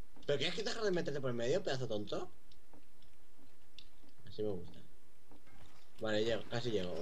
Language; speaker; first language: Spanish; native; Spanish